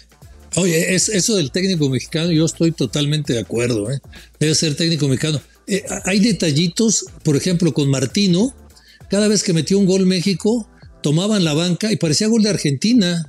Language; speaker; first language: Spanish; native; Spanish